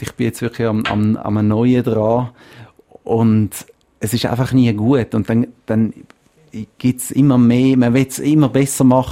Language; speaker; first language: German; native; German